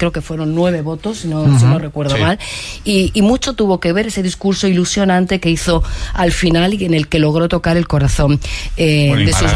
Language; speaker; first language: Spanish; native; Spanish